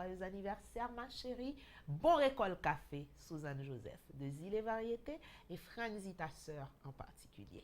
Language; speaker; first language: French; non-native, local second language; Haitian Creole